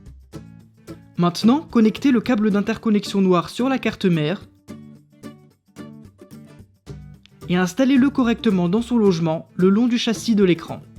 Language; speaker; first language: French; native; French